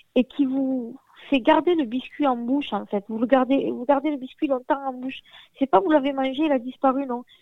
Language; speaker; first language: French; native; French